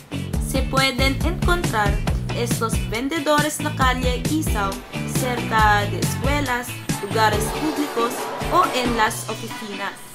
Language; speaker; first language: Spanish; non-native, learner; Filipino